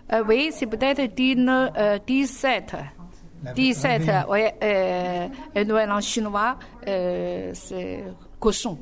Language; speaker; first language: French; non-native, learner; Chinese